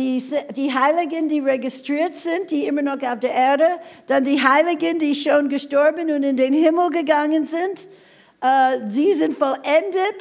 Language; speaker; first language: German; non-native, fluent; English